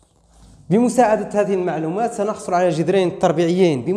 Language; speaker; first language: Arabic; native; Arabic